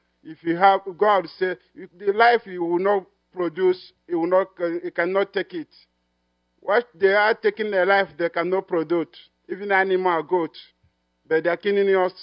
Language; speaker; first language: English; non-native, local second language; Igbo